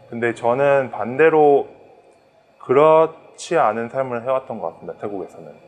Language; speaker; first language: Korean; early bilingual, heritage; Korean